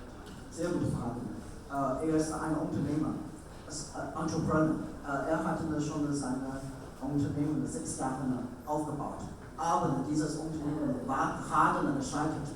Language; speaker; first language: German; non-native, learner; Chinese